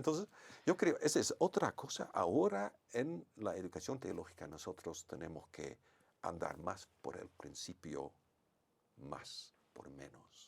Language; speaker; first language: Spanish; non-native, fluent; Dutch